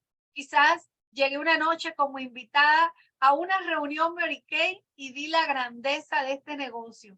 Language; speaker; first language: Spanish; native; Spanish